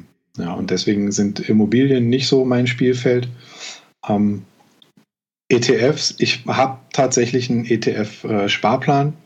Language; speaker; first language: German; native; German